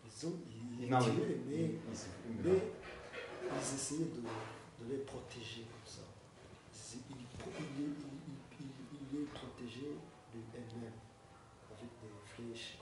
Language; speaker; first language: French; non-native, learner; Kinyarwanda